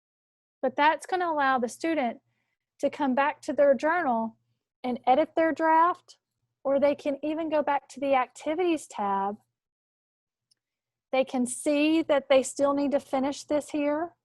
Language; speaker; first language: English; native; English